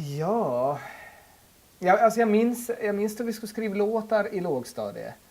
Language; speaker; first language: Swedish; native; Swedish